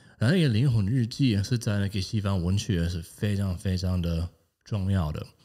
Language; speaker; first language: Chinese; non-native, fluent; German